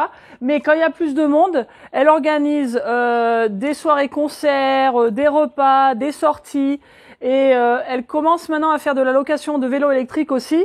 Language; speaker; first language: French; native; French